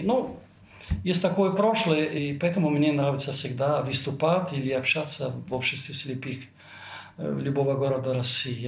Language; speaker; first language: Russian; non-native, fluent; Italian